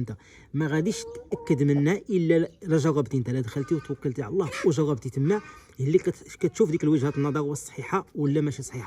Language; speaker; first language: Arabic; native; Arabic